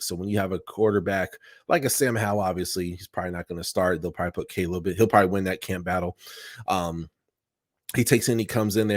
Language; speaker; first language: English; native; English